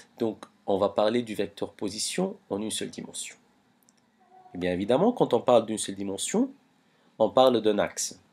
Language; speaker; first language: French; non-native, local second language; Arabic